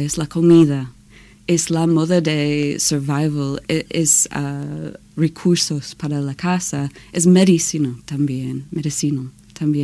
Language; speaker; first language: Spanish; non-native, learner; English